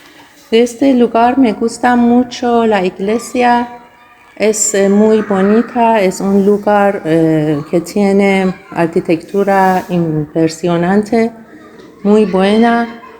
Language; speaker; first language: Spanish; non-native, learner; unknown